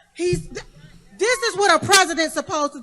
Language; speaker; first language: English; native; English